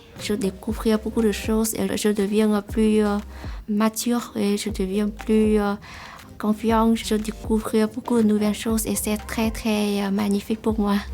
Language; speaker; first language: French; non-native, learner; Vietnamese